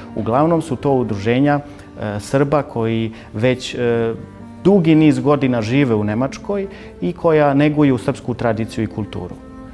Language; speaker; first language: Bosnian; early bilingual, heritage; Bosnian